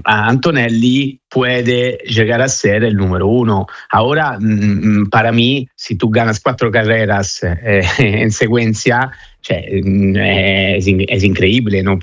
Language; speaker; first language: Spanish; non-native, fluent; Italian